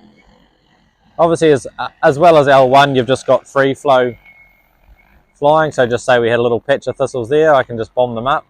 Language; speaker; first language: English; native; English